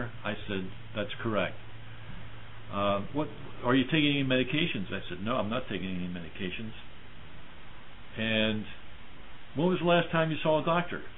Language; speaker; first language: English; native; English